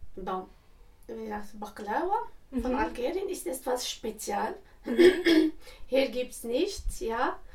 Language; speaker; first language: German; non-native, learner; Arabic